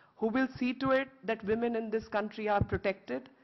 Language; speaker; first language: English; non-native, local second language; Hindi